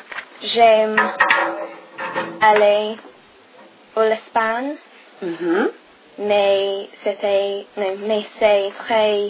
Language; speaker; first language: French; non-native, learner; English